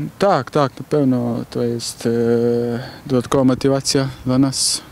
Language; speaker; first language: Polish; non-native, learner; Slovenian